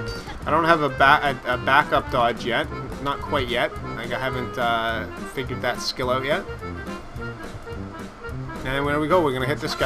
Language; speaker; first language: English; native; English